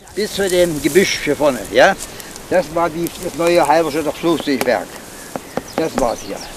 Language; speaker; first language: German; native; German